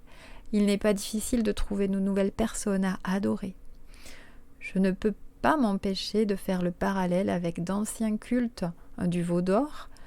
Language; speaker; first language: French; native; French